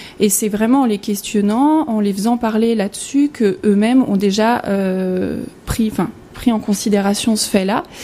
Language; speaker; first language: French; native; French